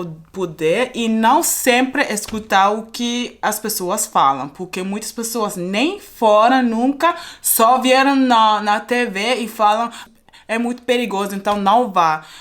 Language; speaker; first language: Portuguese; non-native, fluent; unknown